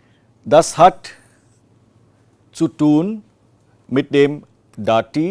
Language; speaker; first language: German; non-native, fluent; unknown